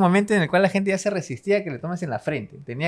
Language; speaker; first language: Spanish; native; Spanish